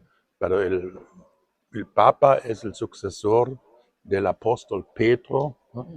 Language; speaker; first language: Spanish; non-native, fluent; German